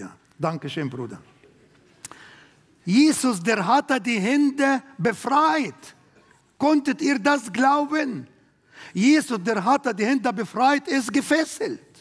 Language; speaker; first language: German; non-native, learner; Arabic